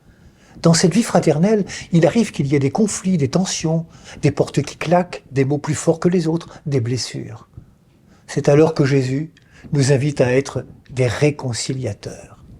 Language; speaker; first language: French; native; French